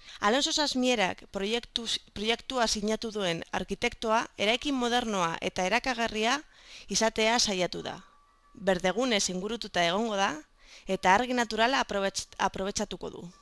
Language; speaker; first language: Basque; non-native, local second language; Spanish